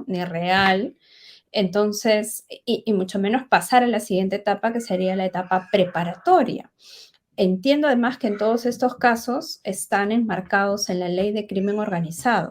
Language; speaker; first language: Spanish; native; Spanish